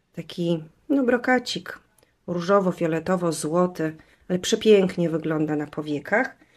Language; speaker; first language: Polish; native; Polish